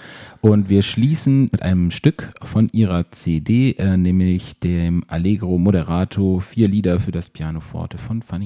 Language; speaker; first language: German; native; German